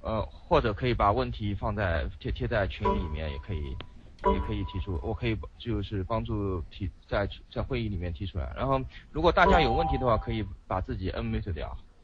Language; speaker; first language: Chinese; native; Chinese